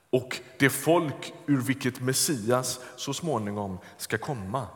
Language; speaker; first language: Swedish; native; Swedish